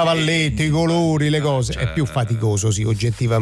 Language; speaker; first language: Italian; native; Italian